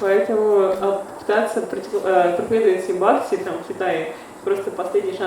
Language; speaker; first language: Russian; native; Russian